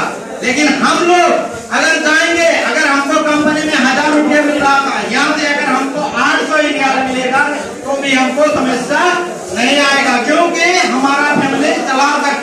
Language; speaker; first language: Hindi; non-native, fluent; Bangla